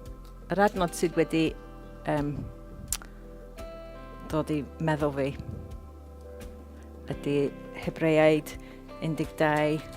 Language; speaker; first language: Welsh; non-native, local second language; English